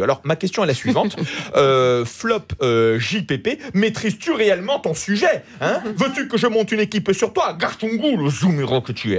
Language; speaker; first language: French; native; French